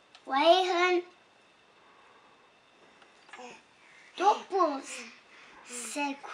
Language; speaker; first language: Dutch; early bilingual, heritage; English